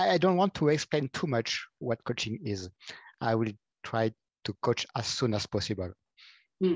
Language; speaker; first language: English; non-native, fluent; French